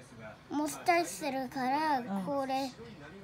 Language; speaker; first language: Japanese; non-native, learner; Filipino